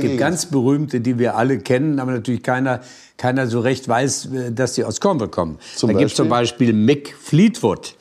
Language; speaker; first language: German; native; German